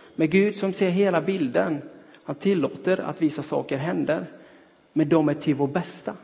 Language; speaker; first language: Swedish; non-native, fluent; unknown